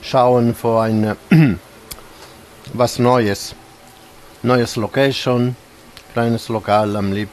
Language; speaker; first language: German; non-native, fluent; Italian